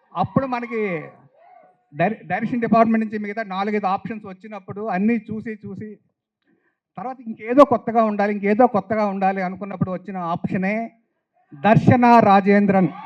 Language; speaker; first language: Telugu; native; Telugu